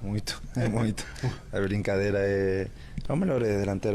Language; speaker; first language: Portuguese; non-native, learner; Spanish